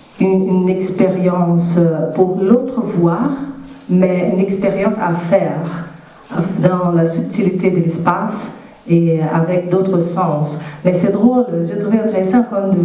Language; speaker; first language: French; non-native, fluent; Portuguese